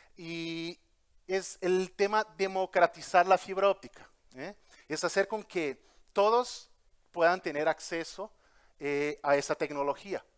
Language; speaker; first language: Spanish; early bilingual, heritage; Portuguese